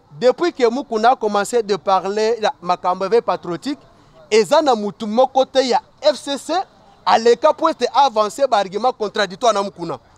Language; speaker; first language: Lingala; non-native, local second language; Luba-Lulua